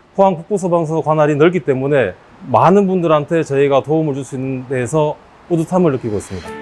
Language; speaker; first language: Korean; native; Korean